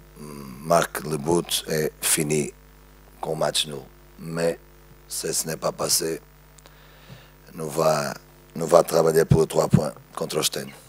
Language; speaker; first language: French; non-native, learner; Portuguese